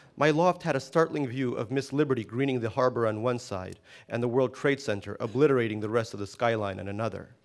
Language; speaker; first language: English; non-native, fluent; Russian